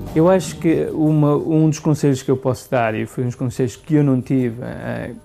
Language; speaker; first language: Portuguese; native; Portuguese